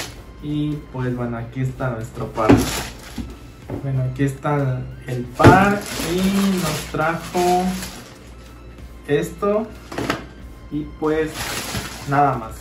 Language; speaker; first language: Spanish; native; Spanish